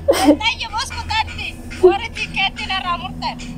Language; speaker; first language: Arabic; non-native, learner; Oromo